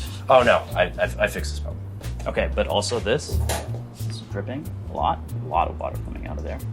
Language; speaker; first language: English; native; English